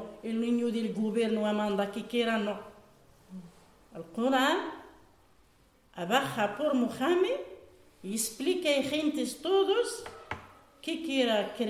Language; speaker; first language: Spanish; non-native, learner; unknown